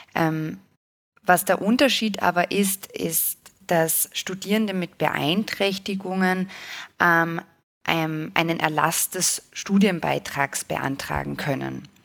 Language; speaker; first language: German; native; German